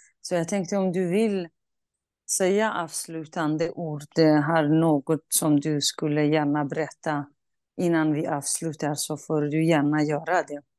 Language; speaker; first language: Swedish; non-native, fluent; Kurdish